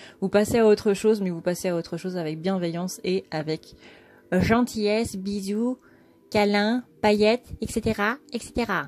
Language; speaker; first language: French; early bilingual, other home language; Vietnamese